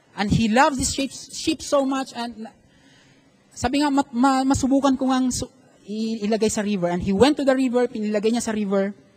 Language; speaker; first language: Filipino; non-native, local second language; Iloko